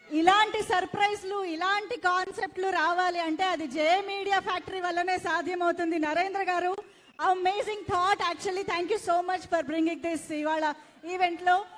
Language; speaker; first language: Telugu; native; Telugu